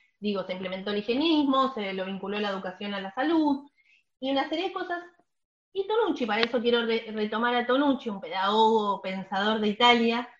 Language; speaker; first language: Spanish; native; Spanish